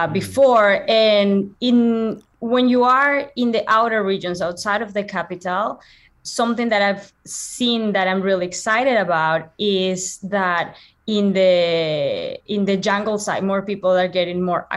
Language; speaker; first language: English; non-native, fluent; Spanish